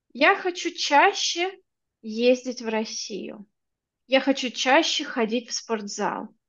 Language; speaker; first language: Russian; native; Russian